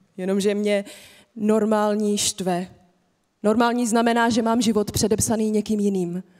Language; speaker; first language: Czech; early bilingual, other home language; Vietnamese